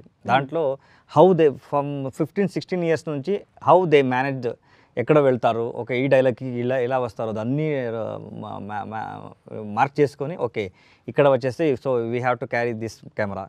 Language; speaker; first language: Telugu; non-native, learner; Kannada